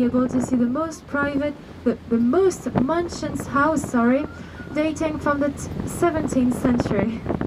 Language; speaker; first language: English; non-native, fluent; French